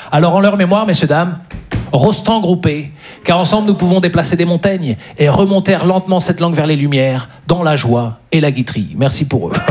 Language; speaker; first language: French; native; French